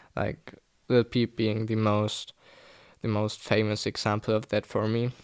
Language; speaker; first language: English; non-native, fluent; German